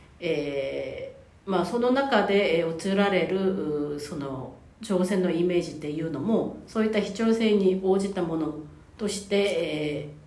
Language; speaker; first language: Japanese; non-native, fluent; Korean